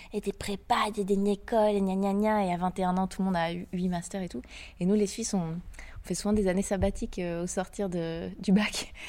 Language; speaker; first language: French; native; French